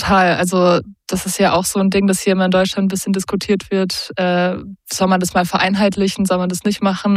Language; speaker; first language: German; native; German